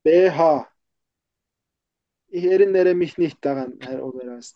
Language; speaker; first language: German; non-native, fluent; Turkish